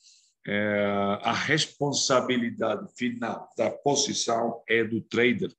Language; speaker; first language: Portuguese; non-native, fluent; Spanish